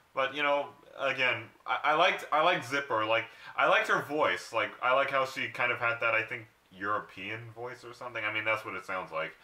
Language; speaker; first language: English; native; English